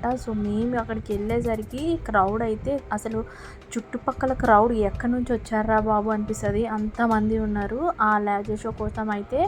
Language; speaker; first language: Telugu; native; Telugu